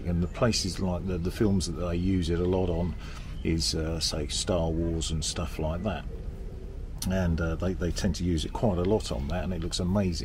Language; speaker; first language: English; native; English